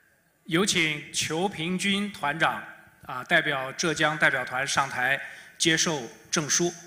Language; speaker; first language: Chinese; native; Chinese